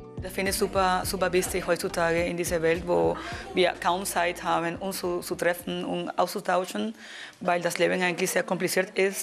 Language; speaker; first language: German; non-native, fluent; Spanish